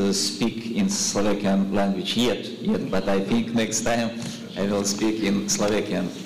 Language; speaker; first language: English; non-native, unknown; Russian